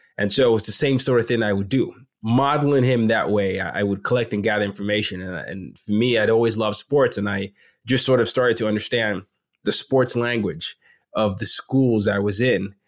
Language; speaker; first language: English; non-native, local second language; Yoruba